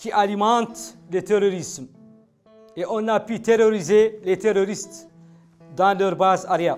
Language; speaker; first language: French; non-native, local second language; Arabic